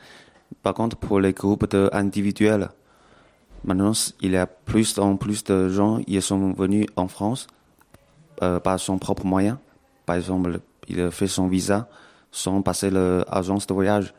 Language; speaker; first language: French; non-native, fluent; Chinese